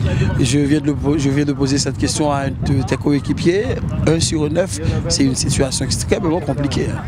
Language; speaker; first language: French; non-native, local second language; Haitian Creole